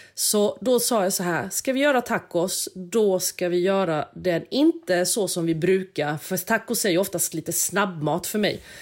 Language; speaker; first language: Swedish; native; Swedish